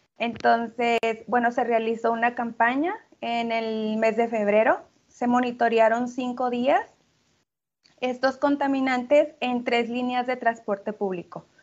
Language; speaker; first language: Spanish; native; Spanish